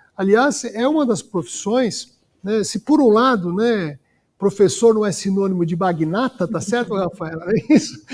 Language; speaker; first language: Portuguese; native; Portuguese